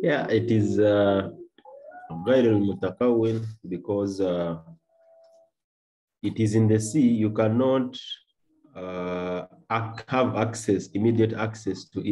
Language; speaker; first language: English; non-native, fluent; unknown